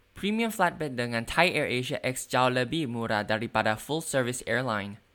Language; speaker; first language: Indonesian; non-native, learner; Thai